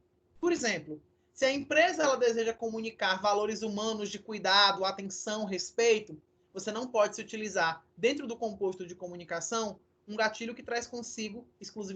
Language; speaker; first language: Portuguese; native; Portuguese